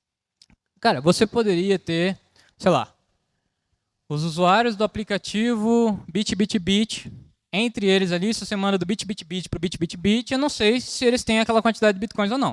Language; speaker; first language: Portuguese; native; Portuguese